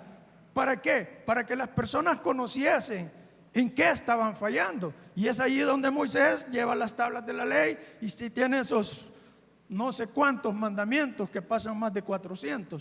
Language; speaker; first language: Spanish; native; Spanish